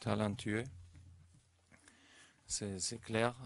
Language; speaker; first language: French; non-native, learner; German